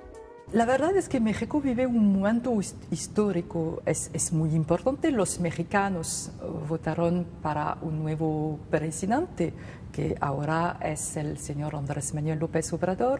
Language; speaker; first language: Spanish; non-native, fluent; French